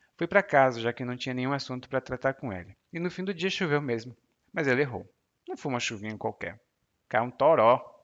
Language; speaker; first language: Portuguese; native; Portuguese